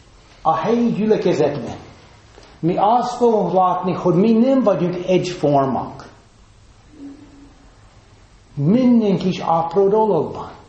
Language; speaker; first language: Hungarian; non-native, fluent; English